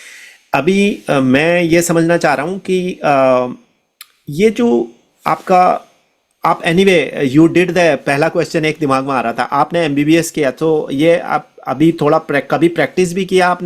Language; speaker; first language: Hindi; native; Hindi